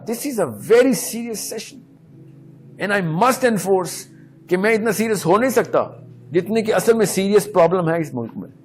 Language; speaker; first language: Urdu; native; Urdu